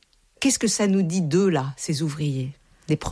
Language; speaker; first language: French; native; French